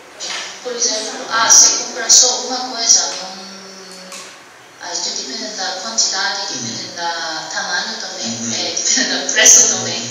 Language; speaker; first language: Portuguese; non-native, learner; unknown